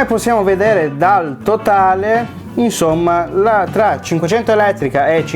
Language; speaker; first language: Italian; native; Italian